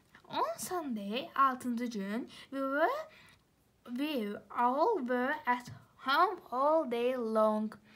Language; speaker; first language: English; non-native, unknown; Azerbaijani